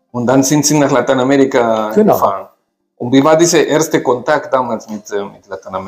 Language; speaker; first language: German; non-native, fluent; Spanish